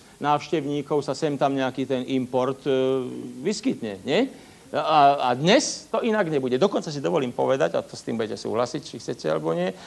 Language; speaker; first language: Slovak; native; Slovak